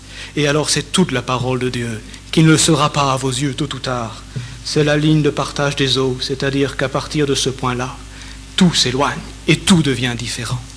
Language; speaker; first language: French; native; French